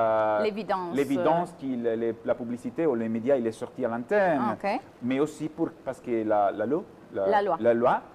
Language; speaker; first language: French; non-native, fluent; Italian